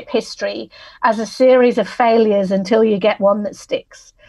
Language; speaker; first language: English; native; English